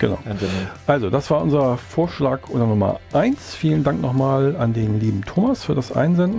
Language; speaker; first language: German; native; German